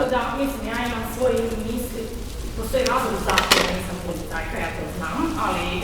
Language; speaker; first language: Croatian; non-native, fluent; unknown